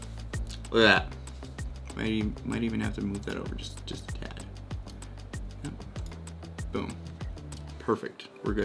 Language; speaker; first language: English; native; English